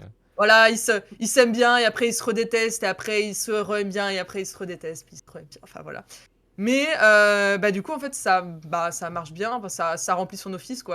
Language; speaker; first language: French; native; French